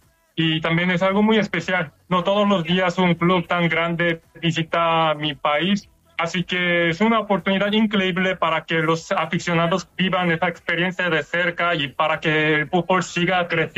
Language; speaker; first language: Spanish; non-native, fluent; Korean